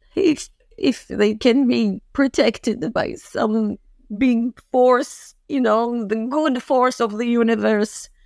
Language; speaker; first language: English; non-native, fluent; Hebrew